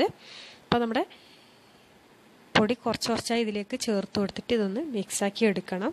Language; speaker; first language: Malayalam; native; Malayalam